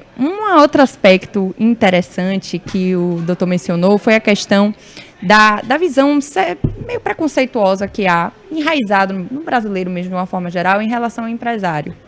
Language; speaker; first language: Portuguese; native; Portuguese